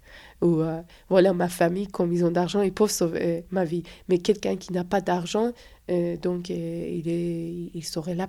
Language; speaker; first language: French; non-native, fluent; Persian